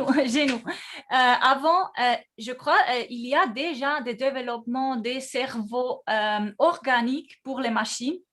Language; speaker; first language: French; non-native, fluent; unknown